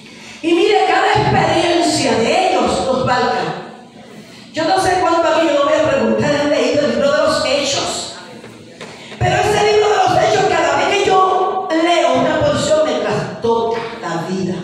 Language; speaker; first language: Spanish; native; Spanish